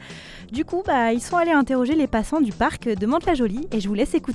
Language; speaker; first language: French; native; French